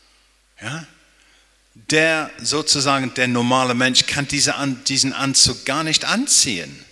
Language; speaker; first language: German; non-native, fluent; English